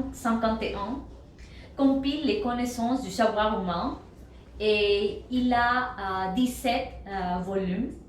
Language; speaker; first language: French; non-native, learner; Spanish